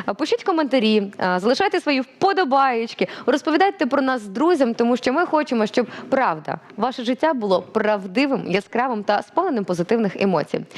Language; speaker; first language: Ukrainian; native; Ukrainian